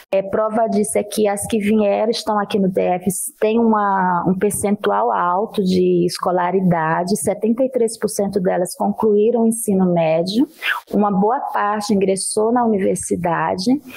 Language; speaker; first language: Portuguese; native; Portuguese